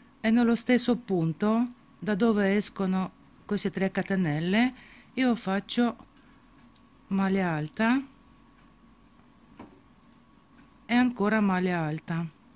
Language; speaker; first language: Italian; non-native, fluent; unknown